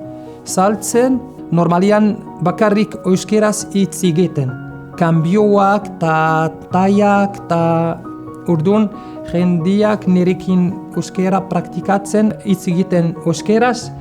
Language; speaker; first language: Basque; non-native, learner; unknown